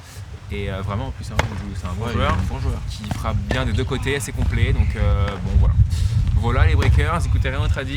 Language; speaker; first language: French; native; French